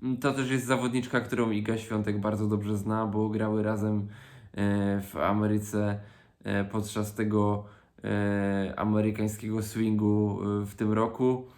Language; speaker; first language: Polish; native; Polish